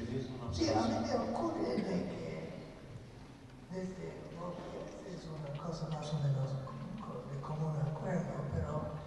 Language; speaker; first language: Spanish; non-native, fluent; English